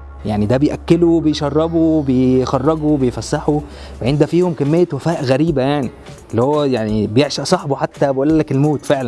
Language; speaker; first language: Arabic; native; Arabic